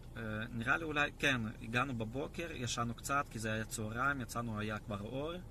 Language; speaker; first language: Hebrew; non-native, fluent; Russian